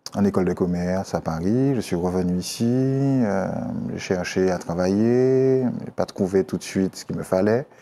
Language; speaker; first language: French; native; French